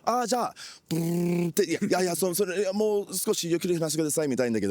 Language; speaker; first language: Japanese; non-native, fluent; English